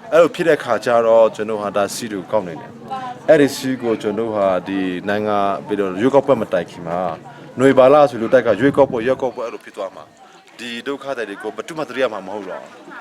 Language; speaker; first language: Burmese; non-native, local second language; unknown